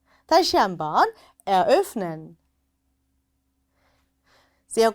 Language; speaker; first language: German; non-native, fluent; Korean